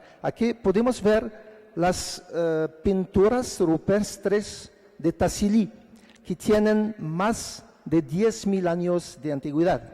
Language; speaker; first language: Spanish; non-native, fluent; Arabic